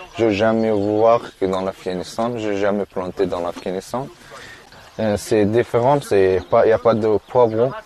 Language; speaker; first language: French; non-native, learner; Persian